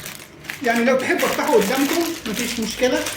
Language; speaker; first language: Arabic; native; Arabic